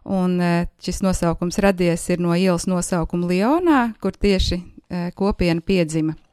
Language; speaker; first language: Latvian; native; Latvian